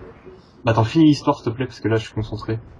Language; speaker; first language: French; native; French